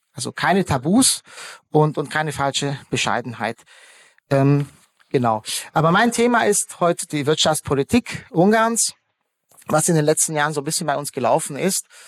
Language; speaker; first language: German; early bilingual, other home language; Hungarian